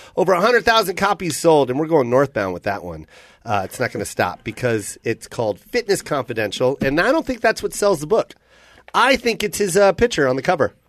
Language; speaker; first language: English; native; English